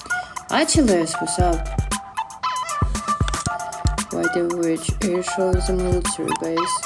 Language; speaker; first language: English; non-native, learner; Russian